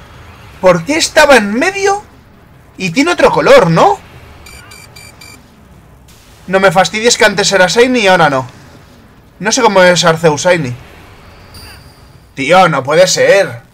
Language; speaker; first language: Spanish; native; Spanish